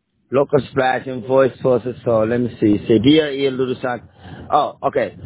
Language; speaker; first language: English; non-native, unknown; Portuguese